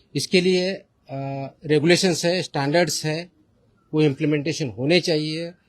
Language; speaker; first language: Hindi; non-native, local second language; Marathi